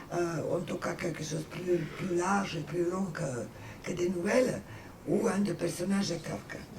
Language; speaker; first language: French; non-native, fluent; Serbian